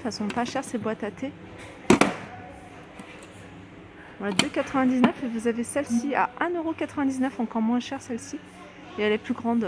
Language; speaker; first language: French; native; French